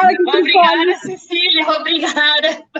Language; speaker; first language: Portuguese; non-native, local second language; Kabuverdianu